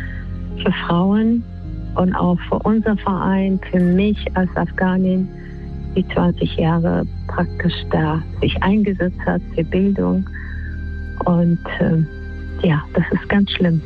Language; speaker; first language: German; non-native, fluent; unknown